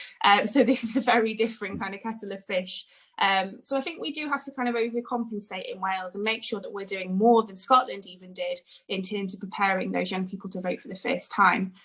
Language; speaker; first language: English; native; English